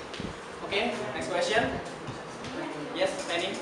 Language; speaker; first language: English; non-native, learner; Indonesian